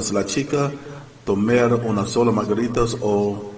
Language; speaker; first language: Spanish; non-native, learner; English